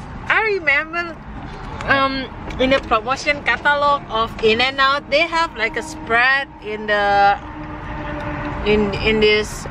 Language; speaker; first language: English; non-native, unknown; Indonesian